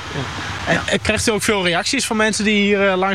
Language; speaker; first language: Dutch; native; Dutch